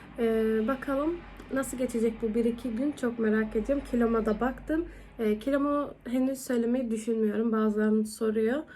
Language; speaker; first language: Turkish; early bilingual, heritage; Turkish